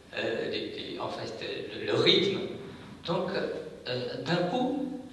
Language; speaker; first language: French; non-native, fluent; Chinese